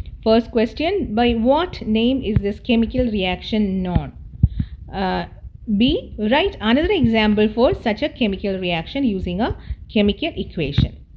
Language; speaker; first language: English; non-native, local second language; Malayalam